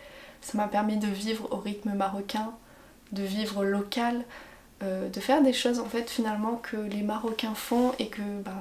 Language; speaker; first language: French; native; French